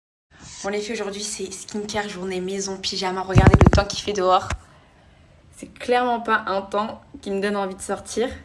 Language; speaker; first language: French; native; French